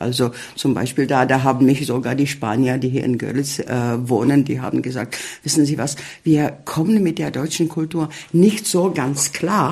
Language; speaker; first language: German; early bilingual, heritage; German